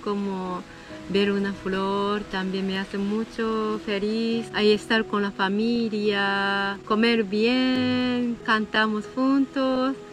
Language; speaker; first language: Spanish; non-native, learner; Japanese